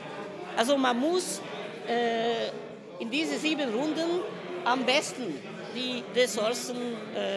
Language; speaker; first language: German; non-native, fluent; Hungarian